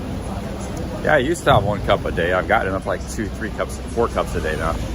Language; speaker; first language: English; native; English